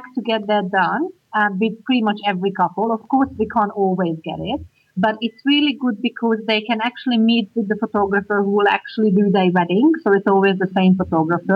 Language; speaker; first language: English; non-native, fluent; Hungarian